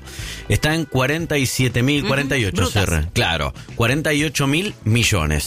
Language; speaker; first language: Spanish; native; Spanish